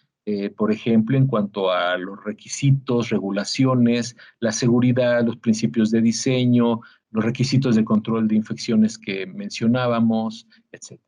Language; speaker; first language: Spanish; native; Spanish